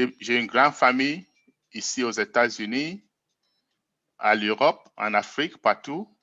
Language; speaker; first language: French; non-native, local second language; English